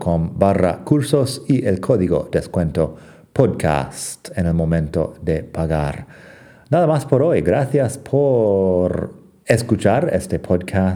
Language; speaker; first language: Spanish; non-native, fluent; English